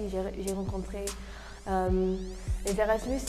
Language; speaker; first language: French; non-native, fluent; English